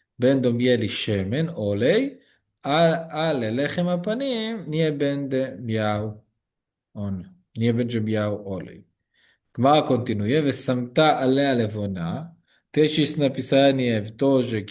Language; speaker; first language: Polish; non-native, learner; Hebrew